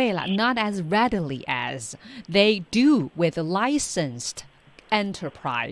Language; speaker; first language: English; non-native, fluent; Chinese